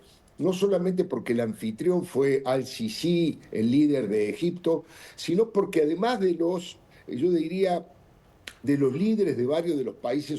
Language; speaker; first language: Spanish; native; Spanish